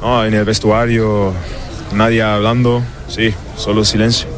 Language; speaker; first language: Spanish; non-native, learner; German